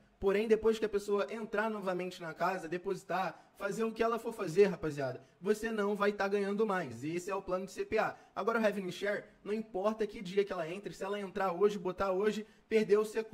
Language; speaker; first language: Portuguese; native; Portuguese